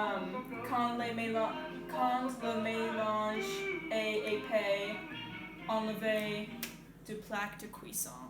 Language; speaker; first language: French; non-native, learner; English